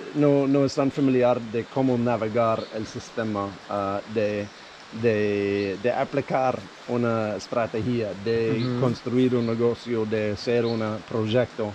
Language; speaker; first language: Spanish; non-native, fluent; English